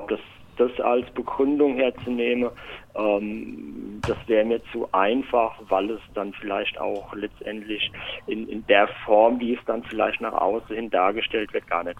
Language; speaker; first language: German; native; German